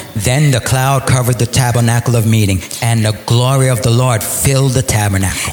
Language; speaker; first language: English; native; English